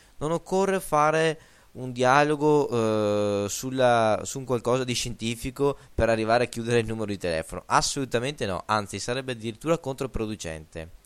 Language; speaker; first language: Italian; native; Italian